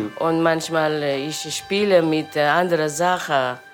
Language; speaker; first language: German; non-native, learner; Persian